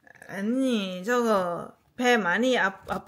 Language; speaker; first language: Korean; non-native, learner; Lao